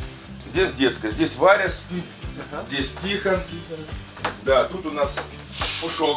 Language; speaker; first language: Russian; native; Russian